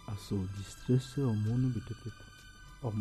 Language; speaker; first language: German; non-native, learner; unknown